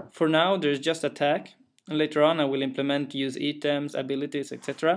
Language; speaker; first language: English; non-native, fluent; Swedish